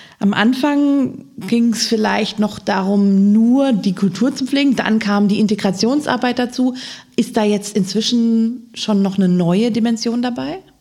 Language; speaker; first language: German; native; German